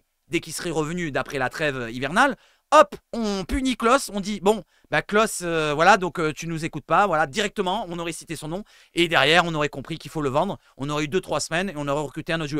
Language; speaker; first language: French; native; French